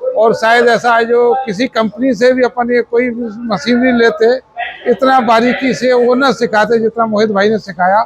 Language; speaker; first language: Hindi; native; Hindi